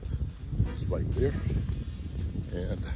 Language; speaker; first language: English; native; English